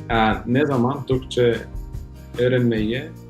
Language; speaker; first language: Turkish; non-native, learner; Portuguese